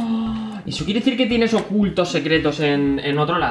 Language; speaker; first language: Spanish; native; Spanish